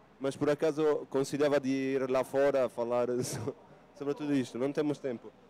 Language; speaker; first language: Portuguese; non-native, fluent; Italian